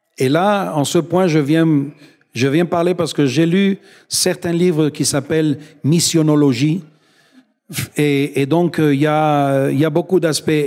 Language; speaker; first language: French; non-native, fluent; Spanish